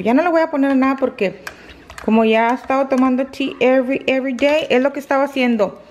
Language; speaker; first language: Spanish; early bilingual, heritage; Spanish